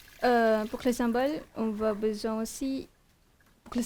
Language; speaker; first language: French; non-native, learner; Malay